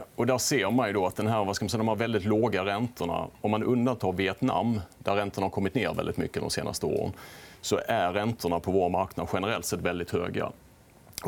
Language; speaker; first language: Swedish; native; Swedish